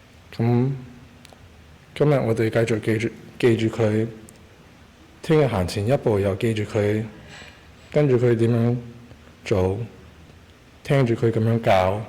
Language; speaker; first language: Cantonese; early bilingual, heritage; Cantonese